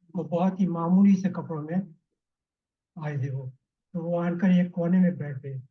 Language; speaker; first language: Urdu; native; Urdu